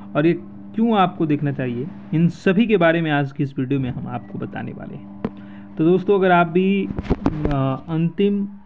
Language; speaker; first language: Hindi; native; Hindi